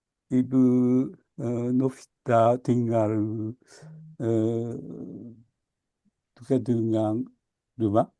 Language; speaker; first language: Indonesian; non-native, learner; Japanese